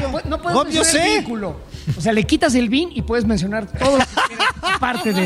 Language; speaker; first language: Spanish; native; Spanish